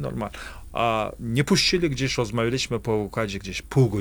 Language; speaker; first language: Polish; non-native, fluent; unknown